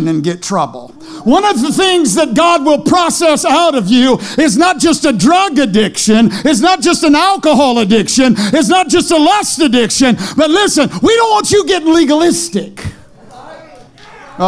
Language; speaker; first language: English; native; English